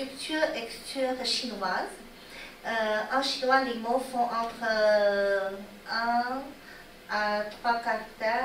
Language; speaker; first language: French; non-native, learner; Chinese